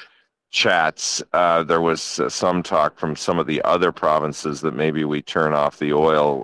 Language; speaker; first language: English; native; English